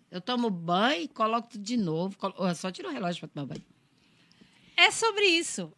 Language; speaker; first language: Portuguese; native; Portuguese